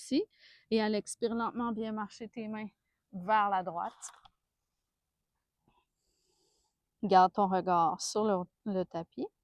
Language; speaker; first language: French; native; French